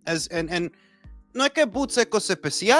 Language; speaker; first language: Spanish; early bilingual, heritage; Spanish